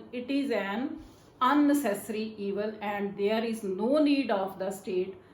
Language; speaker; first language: English; non-native, local second language; Punjabi